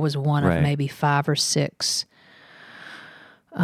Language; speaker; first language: English; native; English